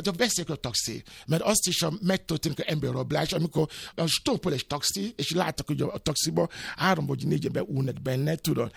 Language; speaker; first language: Hungarian; non-native, fluent; Yoruba